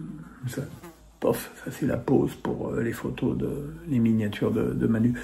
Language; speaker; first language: French; native; French